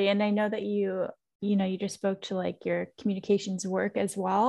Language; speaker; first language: English; native; English